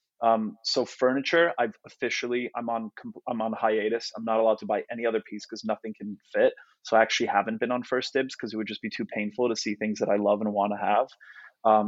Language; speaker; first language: English; non-native, fluent; Polish